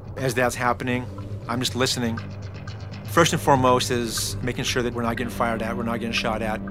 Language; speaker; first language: English; native; English